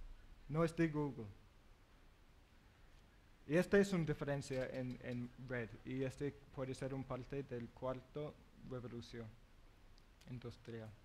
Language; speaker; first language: Spanish; non-native, learner; English